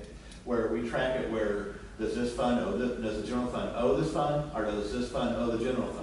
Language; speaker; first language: English; native; English